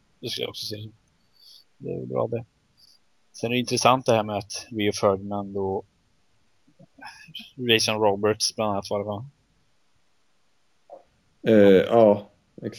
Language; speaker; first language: Swedish; native; Swedish